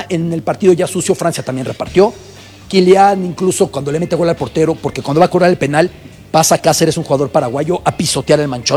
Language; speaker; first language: Spanish; native; Spanish